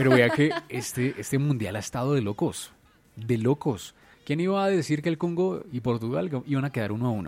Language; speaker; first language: Spanish; native; Spanish